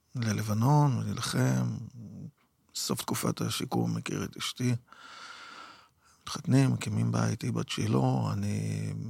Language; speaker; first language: Hebrew; native; Hebrew